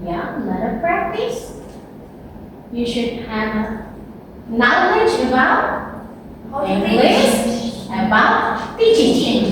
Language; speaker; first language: English; non-native, fluent; Indonesian